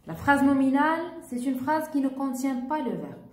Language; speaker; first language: French; non-native, local second language; Arabic